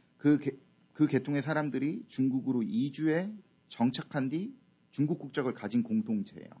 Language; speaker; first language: Korean; native; Korean